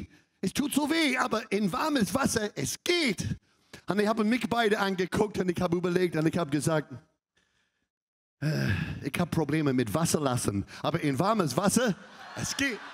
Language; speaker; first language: German; non-native, fluent; English